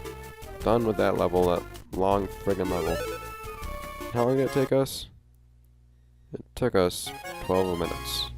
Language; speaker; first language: English; native; English